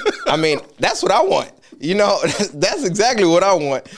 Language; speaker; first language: English; early bilingual, other home language; Spanish